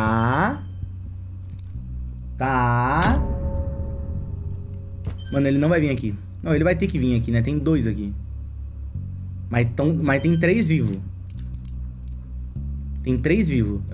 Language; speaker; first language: Portuguese; native; Portuguese